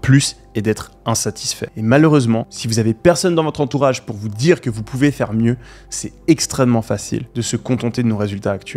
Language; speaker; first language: French; native; French